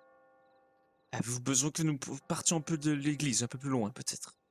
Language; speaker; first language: French; native; French